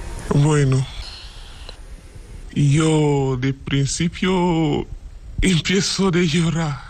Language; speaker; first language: Spanish; non-native, learner; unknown